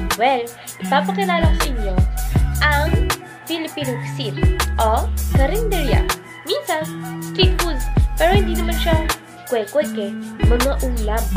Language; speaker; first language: Filipino; native; Filipino